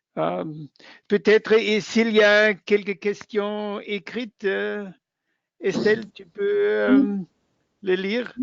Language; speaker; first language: French; non-native, fluent; German